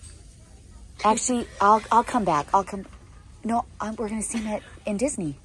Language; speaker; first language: English; native; English